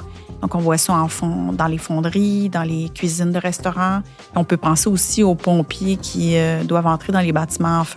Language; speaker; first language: French; native; French